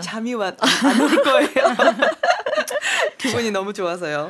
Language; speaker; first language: Korean; non-native, fluent; Chinese